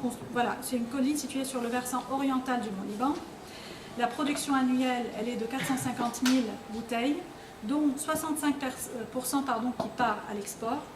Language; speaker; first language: French; non-native, local second language; Arabic